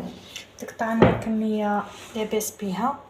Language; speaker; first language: Arabic; native; Arabic